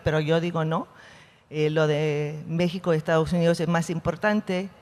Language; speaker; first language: Spanish; non-native, fluent; English